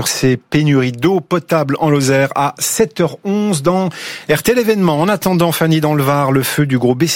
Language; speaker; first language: French; native; French